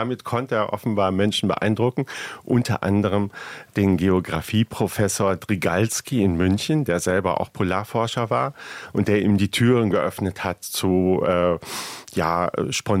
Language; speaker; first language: German; native; German